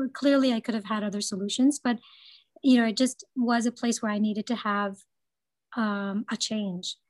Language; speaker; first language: English; non-native, local second language; Gujarati